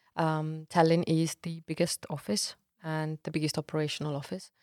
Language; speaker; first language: English; non-native, fluent; Estonian